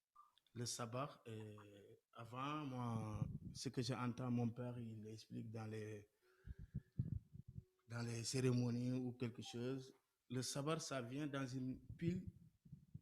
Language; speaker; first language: French; non-native, local second language; Wolof